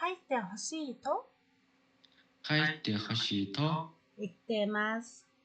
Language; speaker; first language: Japanese; non-native, fluent; Mongolian